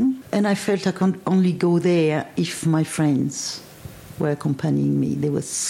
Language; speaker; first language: English; non-native, fluent; French